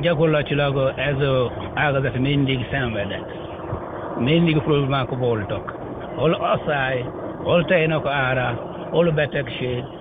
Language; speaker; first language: Hungarian; non-native, fluent; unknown